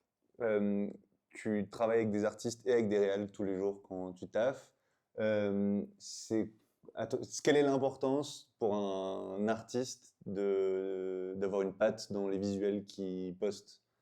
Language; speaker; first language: French; native; French